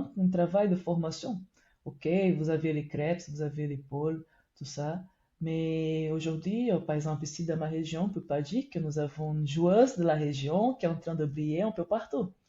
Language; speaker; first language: French; non-native, fluent; Portuguese